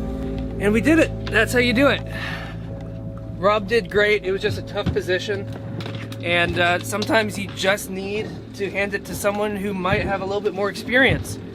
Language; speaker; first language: English; native; English